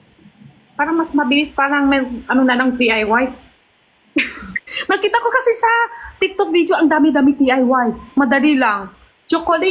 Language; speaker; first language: Filipino; non-native, local second language; Cebuano